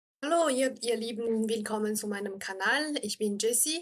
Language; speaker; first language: German; non-native, fluent; Chinese